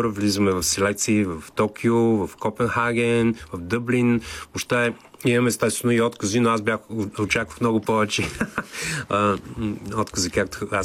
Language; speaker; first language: Bulgarian; native; Bulgarian